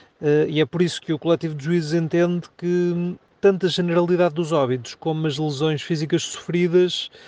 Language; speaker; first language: Portuguese; native; Portuguese